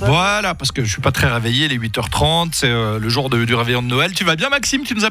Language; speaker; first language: French; native; French